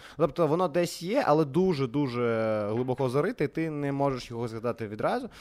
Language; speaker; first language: Ukrainian; native; Ukrainian